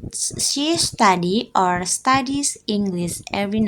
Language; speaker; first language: English; non-native, learner; Indonesian